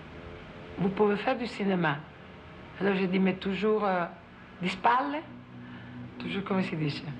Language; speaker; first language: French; non-native, fluent; Italian